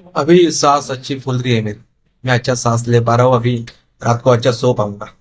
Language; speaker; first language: Hindi; non-native, local second language; Marathi